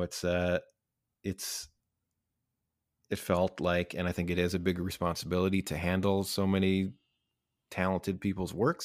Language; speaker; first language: English; native; English